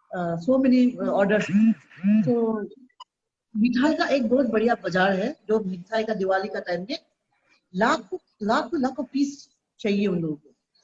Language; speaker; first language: Hindi; non-native, local second language; Assamese